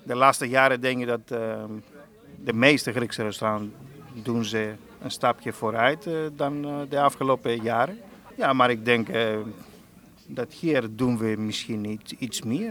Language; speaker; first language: Dutch; non-native, fluent; Greek